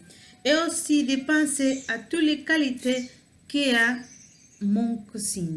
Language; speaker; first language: French; non-native, learner; Spanish